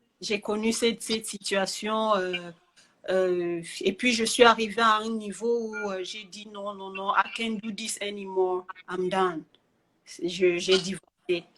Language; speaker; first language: French; native; French